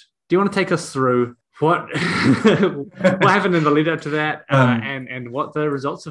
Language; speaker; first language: English; native; English